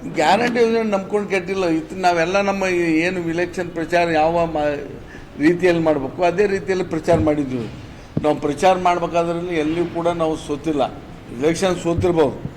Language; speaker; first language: Kannada; native; Kannada